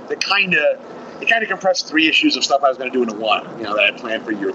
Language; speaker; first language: English; native; English